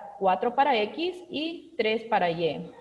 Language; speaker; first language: Spanish; native; Spanish